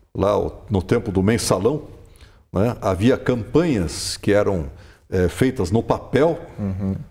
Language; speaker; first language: Portuguese; non-native, local second language; German